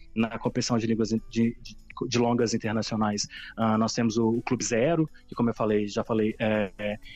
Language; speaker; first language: Portuguese; native; Portuguese